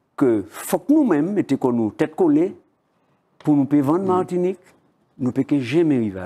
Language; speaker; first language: French; native; French